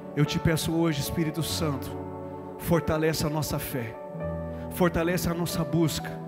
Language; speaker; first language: Portuguese; non-native, fluent; English